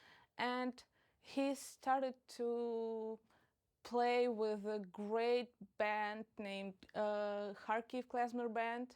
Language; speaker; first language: English; non-native, fluent; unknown